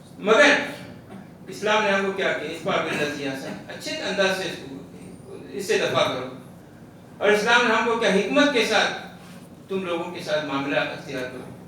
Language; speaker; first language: Urdu; non-native, local second language; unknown